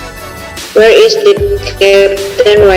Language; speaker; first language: English; non-native, learner; Indonesian